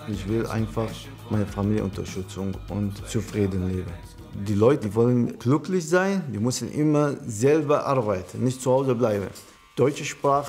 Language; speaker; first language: German; non-native, learner; Arabic